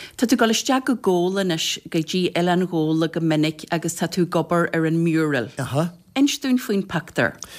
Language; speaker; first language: Irish; native; Irish